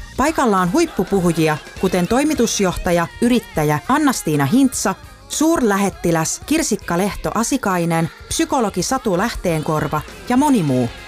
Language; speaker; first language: Finnish; native; Finnish